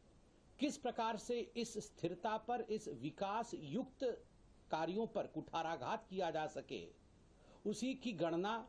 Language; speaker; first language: Hindi; native; Hindi